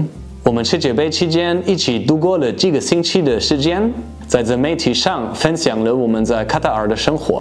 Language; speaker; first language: Chinese; non-native, fluent; German